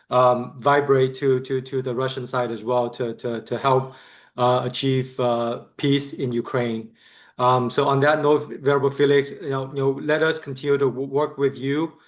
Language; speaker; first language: English; non-native, learner; Vietnamese